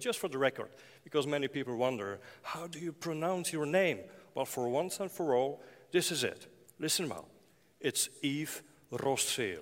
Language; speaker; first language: English; non-native, fluent; Dutch